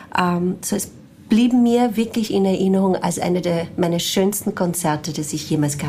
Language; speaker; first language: German; non-native, fluent; Portuguese